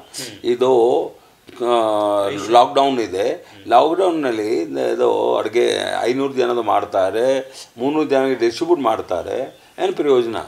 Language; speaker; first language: Kannada; non-native, learner; Hindi